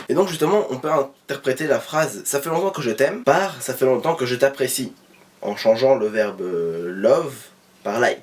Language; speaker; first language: French; native; French